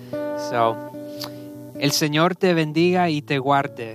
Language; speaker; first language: Spanish; early bilingual, heritage; Spanish